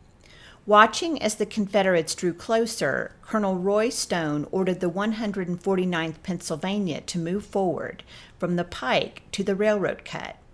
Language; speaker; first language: English; native; English